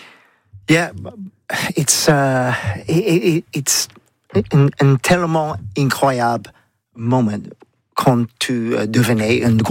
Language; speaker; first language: French; non-native, learner; English